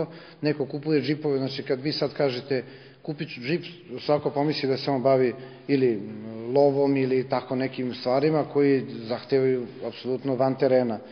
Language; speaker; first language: Bosnian; native; Bosnian